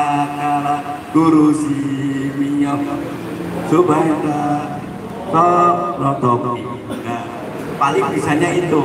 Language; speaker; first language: Indonesian; native; Indonesian